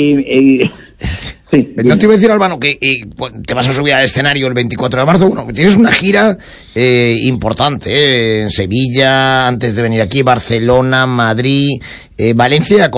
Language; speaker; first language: Spanish; native; Spanish